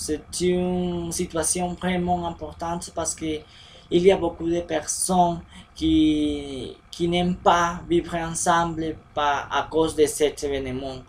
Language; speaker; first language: French; non-native, learner; Spanish